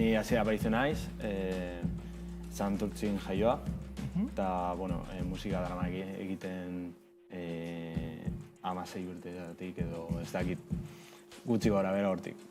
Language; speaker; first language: Basque; non-native, local second language; Spanish